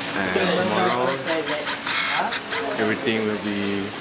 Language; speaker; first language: English; non-native, local second language; Malay